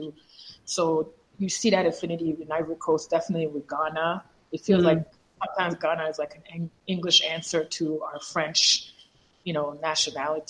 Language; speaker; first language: English; non-native, fluent; French